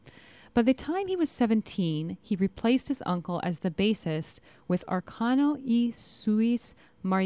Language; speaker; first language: English; native; English